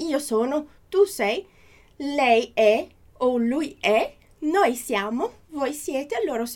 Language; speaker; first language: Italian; non-native, fluent; Portuguese